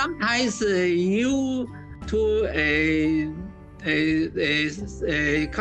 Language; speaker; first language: English; non-native, learner; Chinese